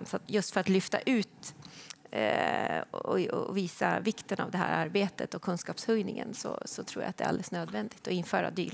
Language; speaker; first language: Swedish; native; Swedish